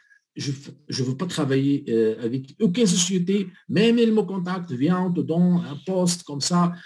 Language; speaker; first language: French; non-native, learner; Arabic